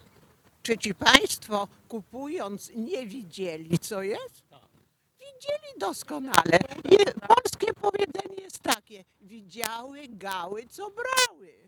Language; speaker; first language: Polish; native; Polish